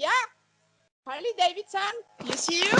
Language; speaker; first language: English; non-native, learner; Spanish